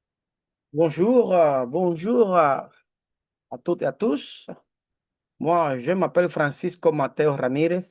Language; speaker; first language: French; non-native, learner; Spanish